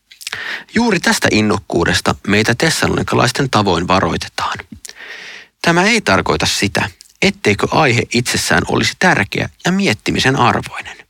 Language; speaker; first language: Finnish; native; Finnish